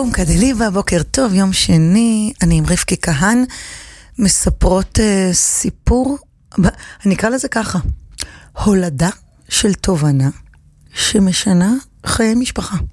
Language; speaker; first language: Hebrew; native; Hebrew